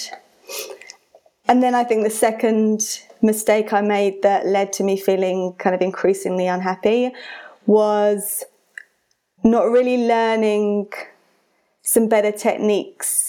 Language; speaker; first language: English; native; English